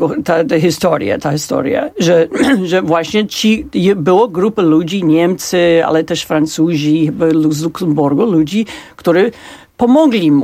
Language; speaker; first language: Polish; non-native, fluent; English